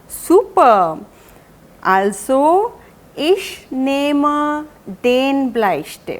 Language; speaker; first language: German; non-native, fluent; Hindi